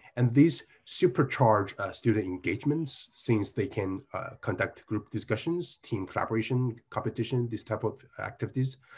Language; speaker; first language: English; non-native, fluent; Chinese